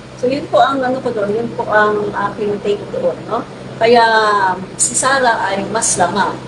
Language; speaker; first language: Filipino; non-native, local second language; Cebuano